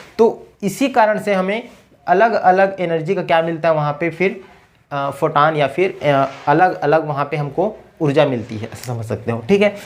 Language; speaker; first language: Hindi; native; Hindi